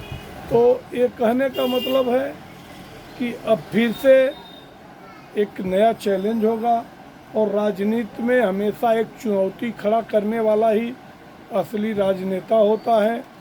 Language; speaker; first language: Hindi; native; Hindi